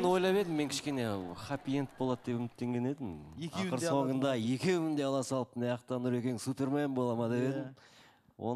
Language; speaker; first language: Kazakh; native; Kazakh